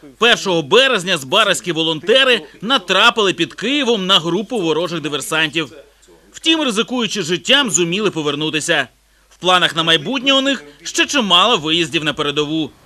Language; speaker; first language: Ukrainian; native; Ukrainian